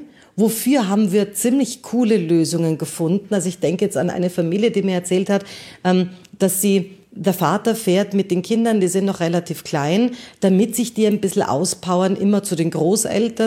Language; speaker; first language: German; native; German